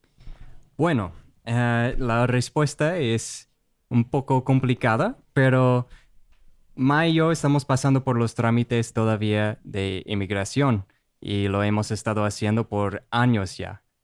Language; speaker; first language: Spanish; non-native, fluent; English